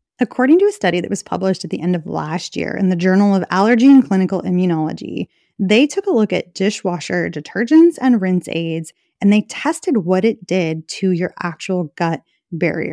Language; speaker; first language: English; native; English